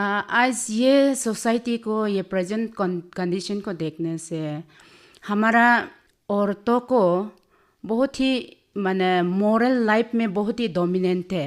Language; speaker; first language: Hindi; non-native, local second language; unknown